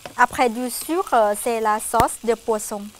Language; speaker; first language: French; non-native, fluent; Thai